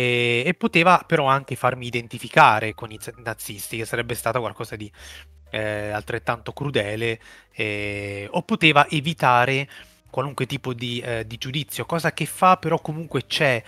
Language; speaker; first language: Italian; native; Italian